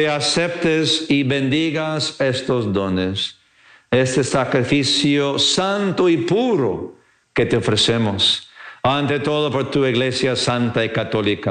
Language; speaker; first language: Spanish; non-native, fluent; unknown